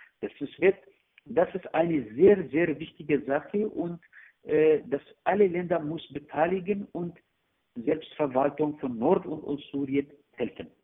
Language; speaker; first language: German; non-native, learner; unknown